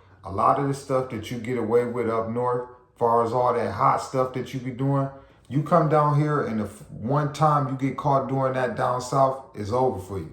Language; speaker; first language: English; native; English